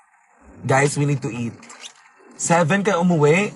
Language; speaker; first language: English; non-native, local second language; Cebuano